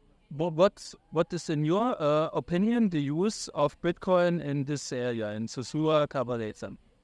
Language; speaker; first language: English; non-native, fluent; German